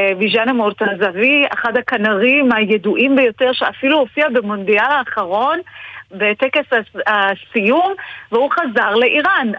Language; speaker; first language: Hebrew; early bilingual, other home language; Persian